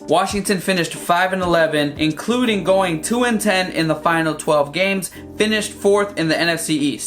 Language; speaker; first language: English; native; English